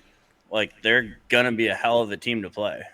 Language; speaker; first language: English; native; English